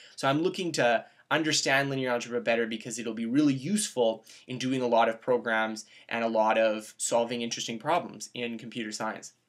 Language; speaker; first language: English; native; English